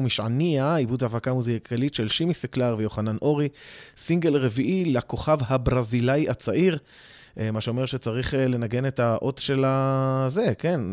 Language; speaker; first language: Hebrew; native; Hebrew